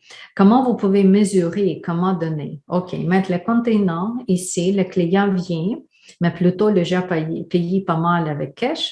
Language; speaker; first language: French; non-native, fluent; Ukrainian